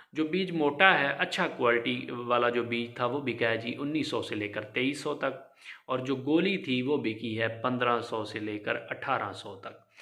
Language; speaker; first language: Urdu; non-native, local second language; Punjabi